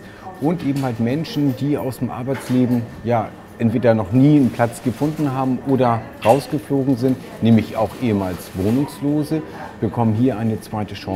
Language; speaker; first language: German; native; German